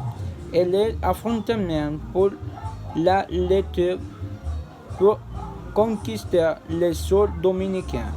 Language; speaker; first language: French; non-native, learner; Spanish